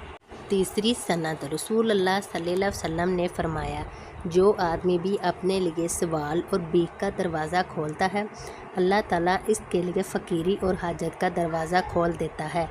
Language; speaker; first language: Urdu; native; Urdu